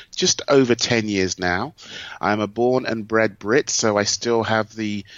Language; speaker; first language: English; native; English